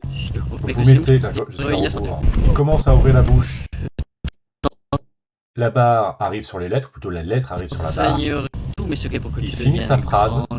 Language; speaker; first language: French; native; French